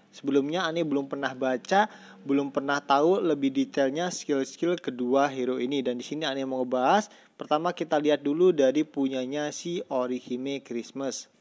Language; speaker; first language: Indonesian; native; Indonesian